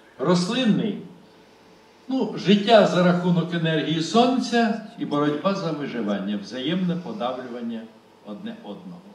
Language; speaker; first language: Ukrainian; native; Ukrainian